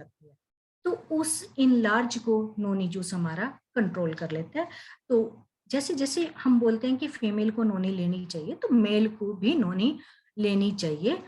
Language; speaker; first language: Hindi; native; Hindi